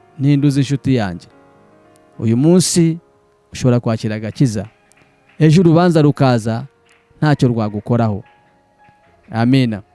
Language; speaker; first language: Kinyarwanda; early bilingual, heritage; Kinyarwanda